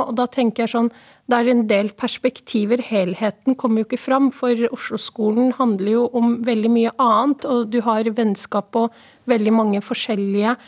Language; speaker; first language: Norwegian; early bilingual, other home language; Somali